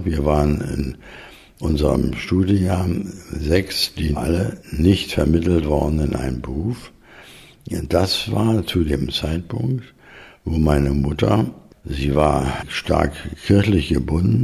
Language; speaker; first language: German; native; German